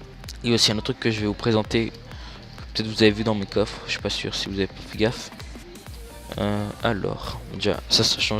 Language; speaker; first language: French; native; French